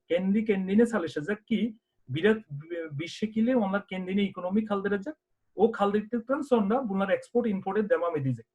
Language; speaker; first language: Turkish; non-native, fluent; Bangla